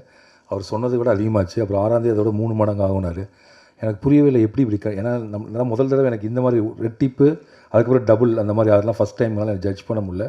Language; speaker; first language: Tamil; native; Tamil